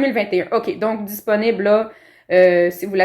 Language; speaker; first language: French; native; French